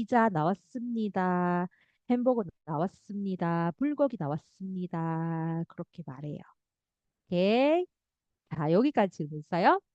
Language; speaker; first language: Korean; non-native, fluent; Indonesian